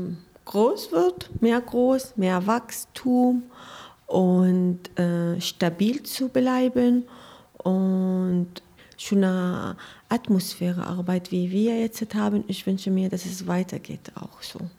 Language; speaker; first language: German; non-native, learner; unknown